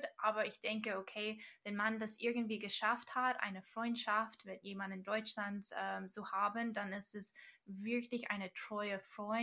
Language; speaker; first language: German; non-native, fluent; English